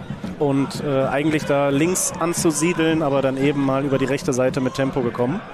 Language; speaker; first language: German; native; German